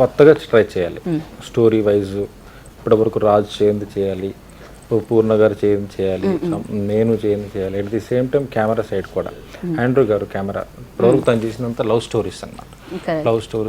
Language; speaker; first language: Telugu; native; Telugu